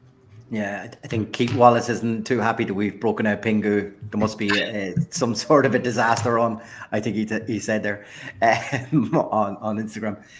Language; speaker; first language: English; native; English